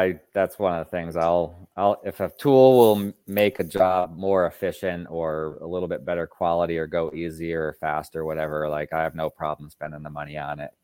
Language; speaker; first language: English; native; English